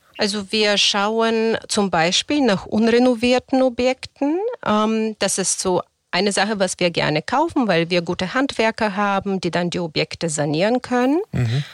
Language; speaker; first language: German; non-native, fluent; Bulgarian